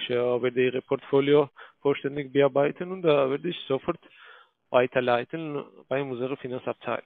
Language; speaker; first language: German; non-native, fluent; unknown